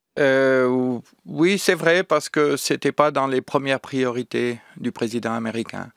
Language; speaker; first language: French; native; French